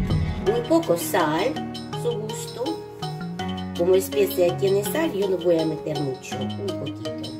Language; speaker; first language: Spanish; non-native, learner; Ukrainian